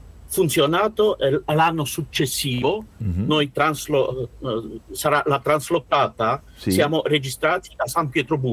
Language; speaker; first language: Italian; non-native, learner; Russian